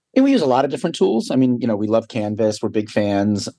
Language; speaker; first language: English; native; English